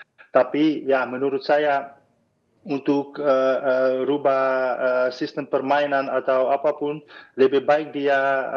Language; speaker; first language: Indonesian; non-native, fluent; Dutch